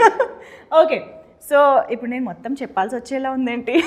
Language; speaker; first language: Telugu; native; Telugu